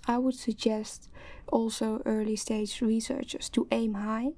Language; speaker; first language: English; non-native, fluent; Dutch